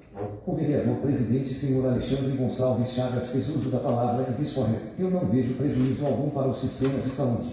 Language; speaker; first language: Portuguese; native; Portuguese